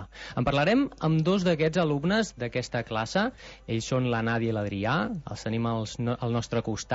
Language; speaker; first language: Catalan; native; Catalan